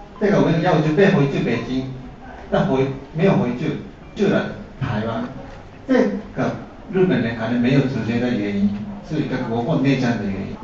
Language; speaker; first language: Chinese; non-native, fluent; Japanese